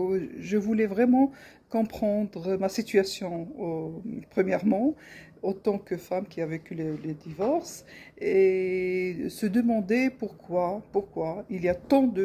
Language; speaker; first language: French; non-native, local second language; Arabic